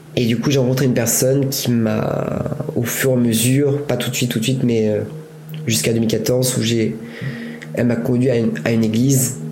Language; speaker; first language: French; native; French